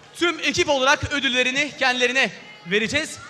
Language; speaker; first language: Turkish; native; Turkish